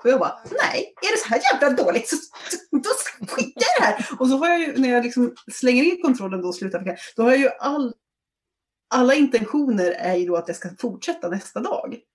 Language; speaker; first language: Swedish; native; Swedish